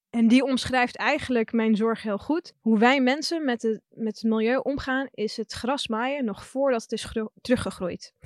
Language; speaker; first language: Dutch; early bilingual, other home language; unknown